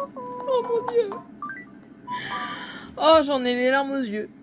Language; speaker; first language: French; native; French